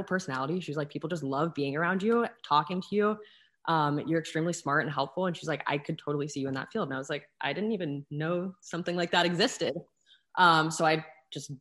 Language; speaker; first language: English; native; English